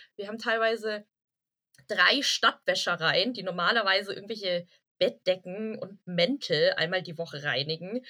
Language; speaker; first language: German; early bilingual, other home language; Vietnamese